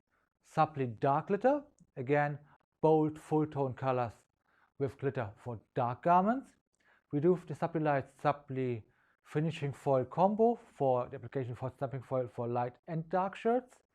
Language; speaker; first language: English; non-native, fluent; German